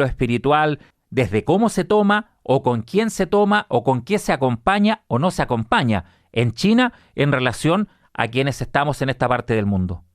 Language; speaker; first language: Spanish; native; Spanish